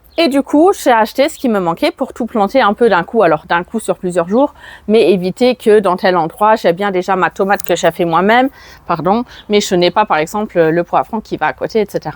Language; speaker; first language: French; non-native, fluent; German